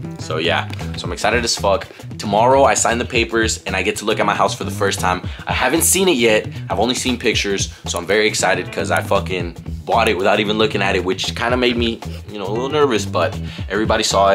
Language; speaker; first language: English; early bilingual, other home language; Spanish